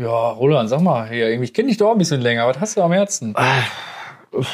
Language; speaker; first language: German; native; German